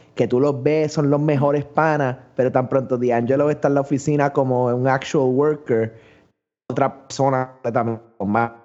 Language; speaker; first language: Spanish; early bilingual, other home language; English